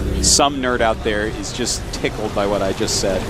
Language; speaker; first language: English; native; English